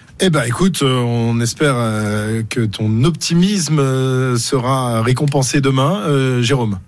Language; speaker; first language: French; native; French